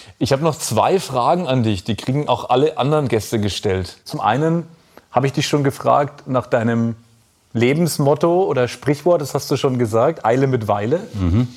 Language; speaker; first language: German; native; German